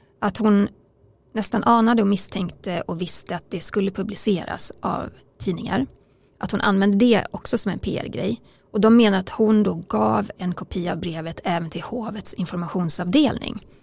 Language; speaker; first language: Swedish; native; Swedish